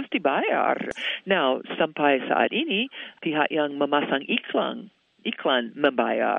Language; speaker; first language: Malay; non-native, fluent; English